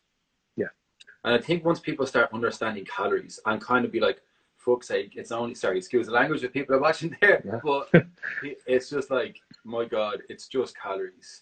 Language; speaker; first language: English; native; English